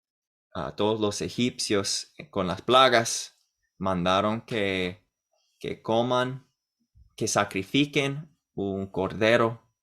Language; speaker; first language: Spanish; non-native, fluent; English